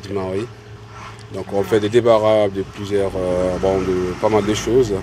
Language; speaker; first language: French; non-native, local second language; Arabic